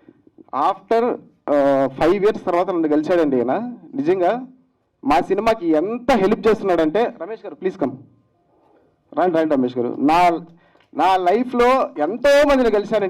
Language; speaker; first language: Telugu; native; Telugu